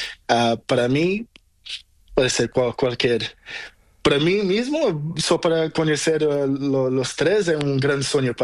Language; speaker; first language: Spanish; non-native, learner; Portuguese